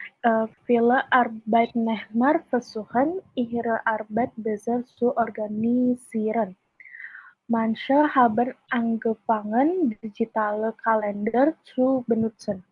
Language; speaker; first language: German; non-native, learner; Indonesian